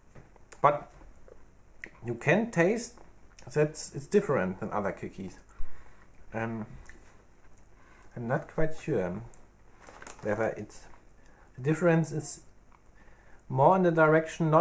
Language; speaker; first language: English; non-native, learner; German